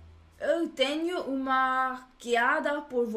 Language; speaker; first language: Portuguese; non-native, learner; English